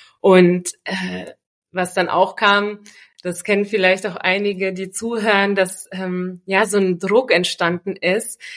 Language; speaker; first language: German; early bilingual, other home language; Russian